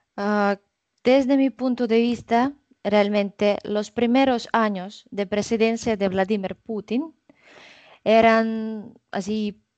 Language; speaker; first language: Spanish; non-native, fluent; Russian